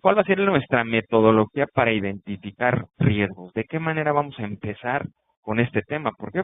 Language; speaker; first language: Spanish; native; Spanish